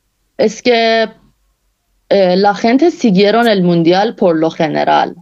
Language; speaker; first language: Spanish; non-native, learner; Persian